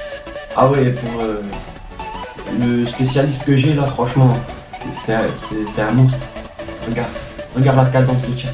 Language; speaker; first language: French; native; French